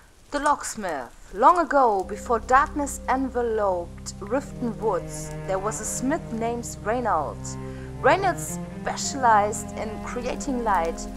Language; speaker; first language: English; non-native, learner; German